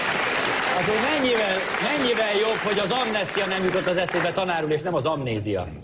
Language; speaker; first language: Hungarian; native; Hungarian